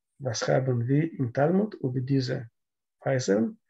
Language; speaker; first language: German; non-native, learner; Russian